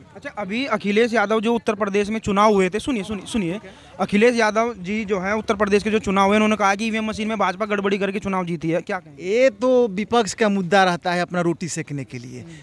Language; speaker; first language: Hindi; native; Hindi